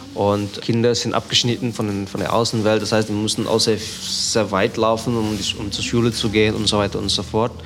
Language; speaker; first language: German; non-native, fluent; Indonesian